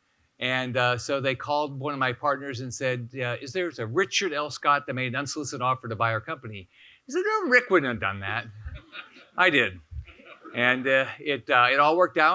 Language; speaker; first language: English; native; English